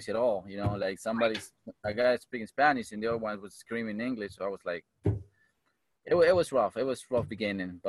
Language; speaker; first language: English; non-native, fluent; Spanish